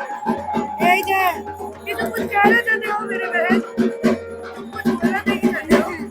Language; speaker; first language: Hindi; non-native, local second language; Bangla